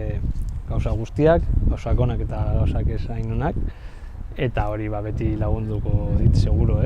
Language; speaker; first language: Basque; non-native, local second language; Spanish